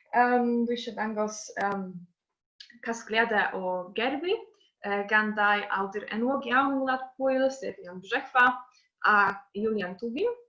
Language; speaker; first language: Welsh; non-native, fluent; Polish